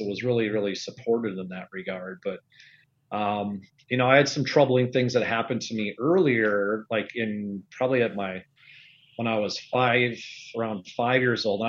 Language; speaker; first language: English; native; English